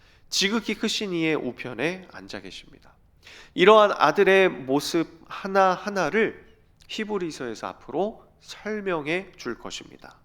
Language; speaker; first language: Korean; native; Korean